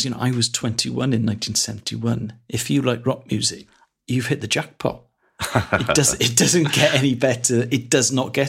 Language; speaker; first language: English; non-native, local second language; Welsh